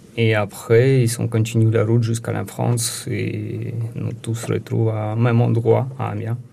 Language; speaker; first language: French; non-native, learner; Ukrainian